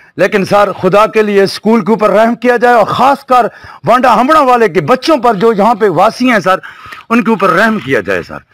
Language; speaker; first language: Urdu; non-native, local second language; Saraiki